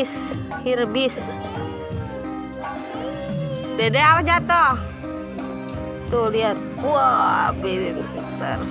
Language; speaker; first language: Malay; non-native, local second language; Sundanese